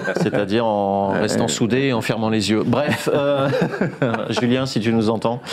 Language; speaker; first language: French; native; French